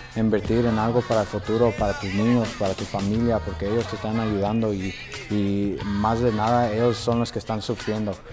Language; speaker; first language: Spanish; early bilingual, heritage; Spanish